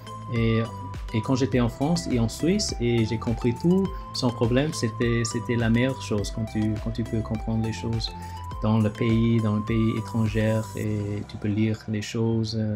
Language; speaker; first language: French; early bilingual, other home language; Chinese